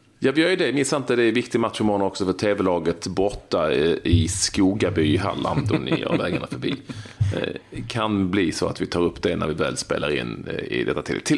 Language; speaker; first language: Swedish; native; Swedish